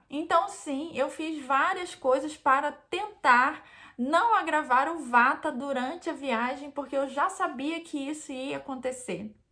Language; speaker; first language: Portuguese; native; Portuguese